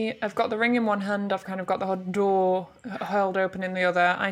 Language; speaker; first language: English; native; English